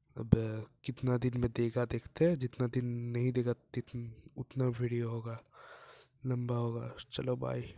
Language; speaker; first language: Hindi; non-native, local second language; Bangla